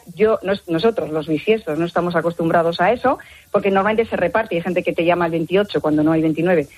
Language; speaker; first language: Spanish; native; Spanish